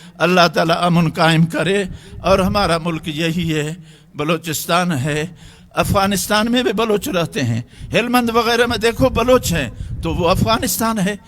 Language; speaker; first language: Urdu; non-native, local second language; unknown